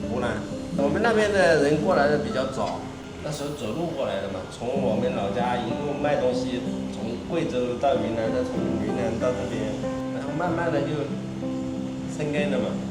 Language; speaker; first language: Chinese; native; Chinese